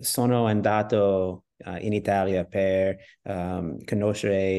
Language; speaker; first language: Italian; non-native, learner; English